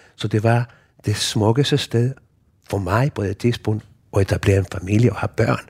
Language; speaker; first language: Danish; non-native, fluent; Spanish